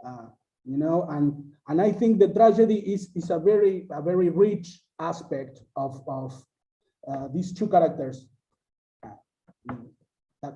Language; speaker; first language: English; non-native, learner; Spanish